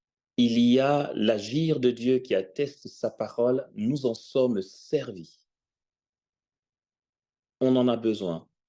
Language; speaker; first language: French; native; French